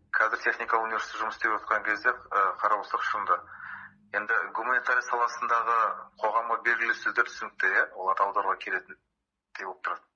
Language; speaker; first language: Kazakh; native; Kazakh